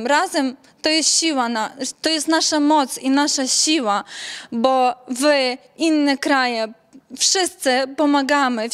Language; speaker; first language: Polish; non-native, learner; Ukrainian